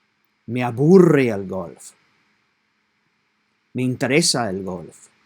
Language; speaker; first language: Spanish; non-native, fluent; English